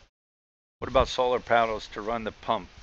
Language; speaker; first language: English; native; English